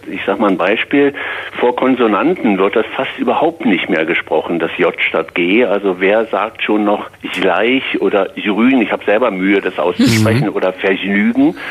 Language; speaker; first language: German; native; German